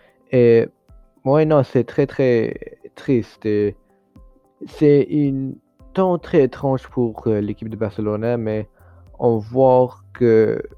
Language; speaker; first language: French; non-native, learner; English